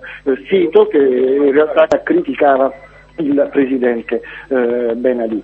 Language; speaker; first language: Italian; native; Italian